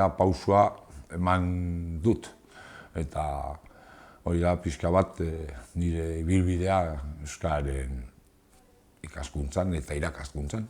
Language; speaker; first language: Basque; non-native, local second language; Spanish